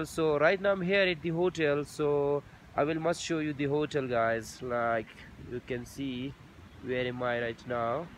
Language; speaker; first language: English; non-native, local second language; Urdu